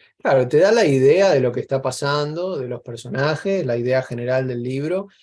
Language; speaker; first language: Spanish; native; Spanish